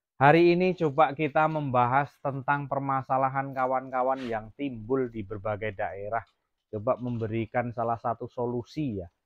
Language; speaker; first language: Indonesian; native; Indonesian